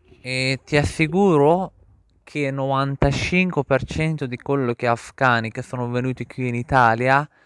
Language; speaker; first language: Italian; non-native, learner; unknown